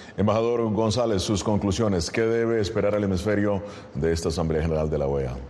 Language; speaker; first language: Spanish; native; Spanish